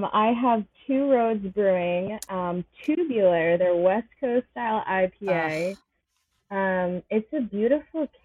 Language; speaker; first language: English; native; English